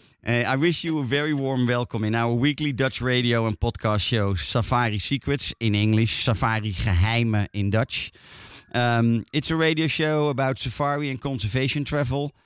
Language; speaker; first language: English; non-native, fluent; Dutch